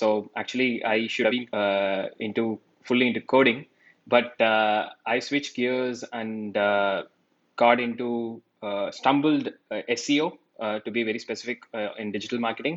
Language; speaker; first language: English; non-native, local second language; Tamil